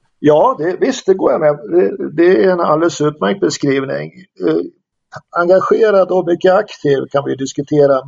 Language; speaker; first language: Swedish; native; Swedish